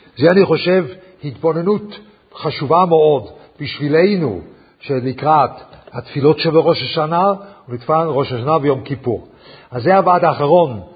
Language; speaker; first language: Hebrew; non-native, fluent; English